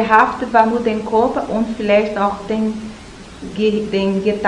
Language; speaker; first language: German; non-native, learner; Portuguese